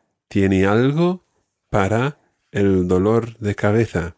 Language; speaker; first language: Spanish; non-native, fluent; English